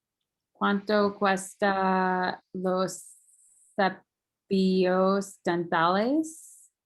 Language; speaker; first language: Spanish; non-native, learner; English